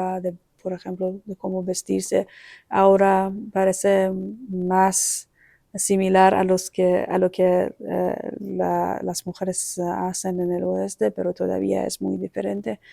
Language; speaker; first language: Spanish; non-native, fluent; Persian